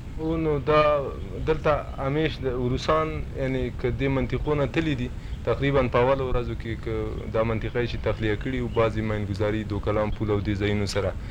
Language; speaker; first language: Pashto; native; Pashto